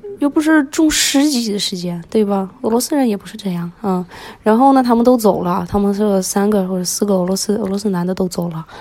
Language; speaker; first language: Chinese; early bilingual, other home language; Russian